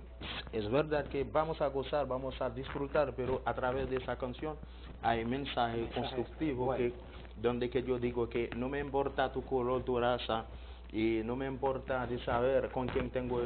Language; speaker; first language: Spanish; non-native, learner; Haitian Creole